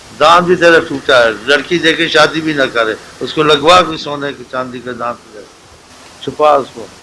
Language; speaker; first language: Urdu; non-native, local second language; Saraiki